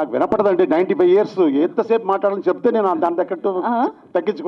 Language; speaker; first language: Telugu; native; Telugu